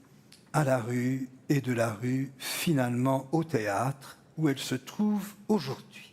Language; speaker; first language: French; native; French